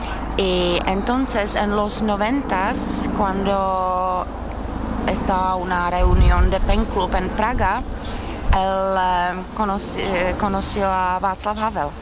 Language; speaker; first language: Spanish; non-native, learner; Czech